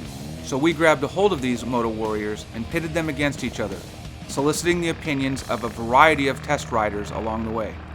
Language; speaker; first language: English; native; English